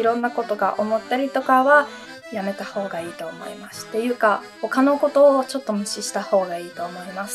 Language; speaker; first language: Japanese; non-native, fluent; Italian